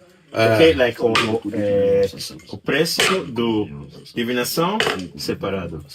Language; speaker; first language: Portuguese; non-native, learner; English